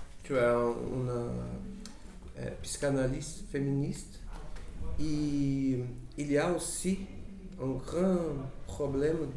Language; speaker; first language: French; non-native, learner; Portuguese